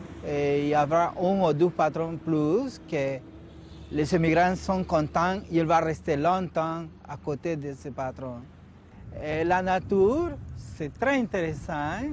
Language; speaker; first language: French; non-native, learner; Spanish